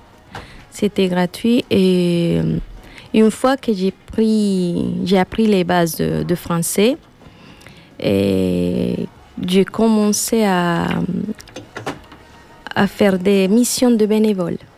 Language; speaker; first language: French; non-native, learner; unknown